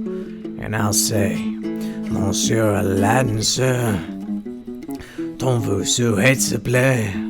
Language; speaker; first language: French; non-native, learner; English